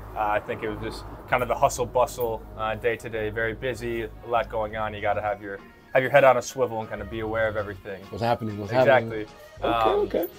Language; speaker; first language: English; native; English